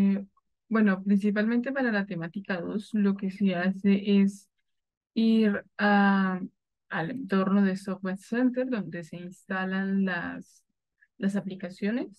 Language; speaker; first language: Spanish; native; Spanish